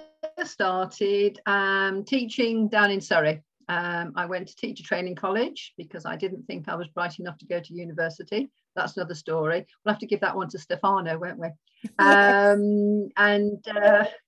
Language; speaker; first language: English; native; English